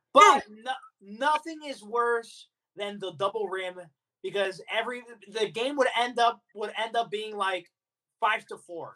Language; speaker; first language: English; early bilingual, other home language; Spanish